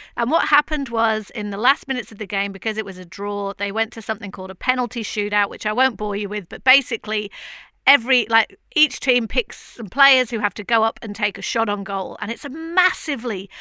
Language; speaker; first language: English; native; English